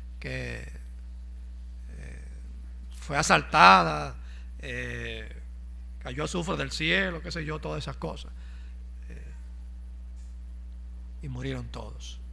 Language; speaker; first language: Spanish; native; Spanish